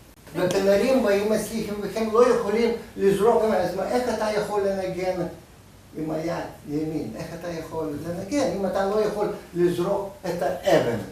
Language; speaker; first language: Hebrew; non-native, fluent; Russian